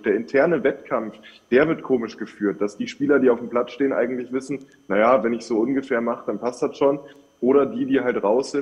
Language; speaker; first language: German; native; German